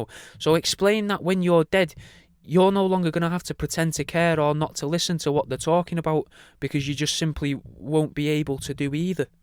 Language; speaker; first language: English; native; English